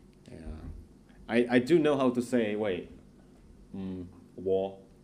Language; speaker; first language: English; non-native, fluent; Indonesian